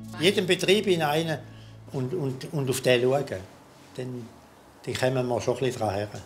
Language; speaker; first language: German; native; German